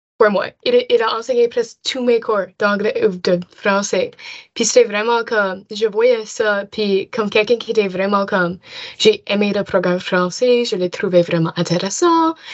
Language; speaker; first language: French; non-native, local second language; English